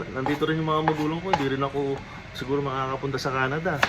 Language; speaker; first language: Filipino; non-native, local second language; Pampanga